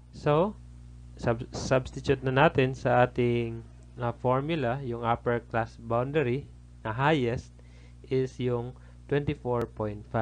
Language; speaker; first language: Filipino; native; Filipino